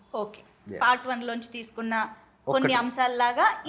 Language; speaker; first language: Telugu; native; Telugu